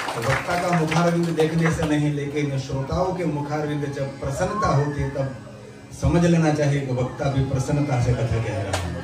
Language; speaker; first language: Hindi; non-native, local second language; Gujarati